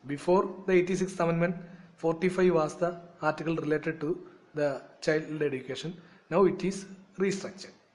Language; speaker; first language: English; non-native, local second language; Malayalam